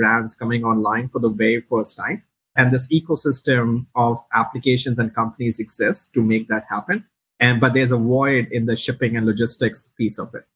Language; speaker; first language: English; non-native, local second language; Hindi